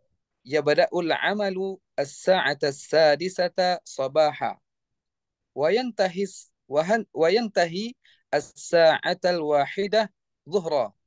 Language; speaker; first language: Arabic; non-native, learner; Indonesian